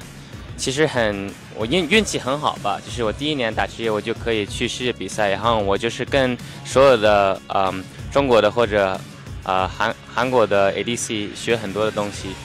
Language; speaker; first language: Chinese; early bilingual, heritage; Chinese